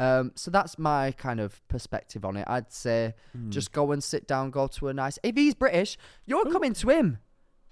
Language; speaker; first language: English; native; English